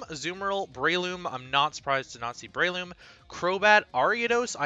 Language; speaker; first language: English; native; English